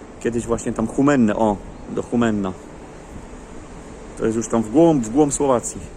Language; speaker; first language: Polish; native; Polish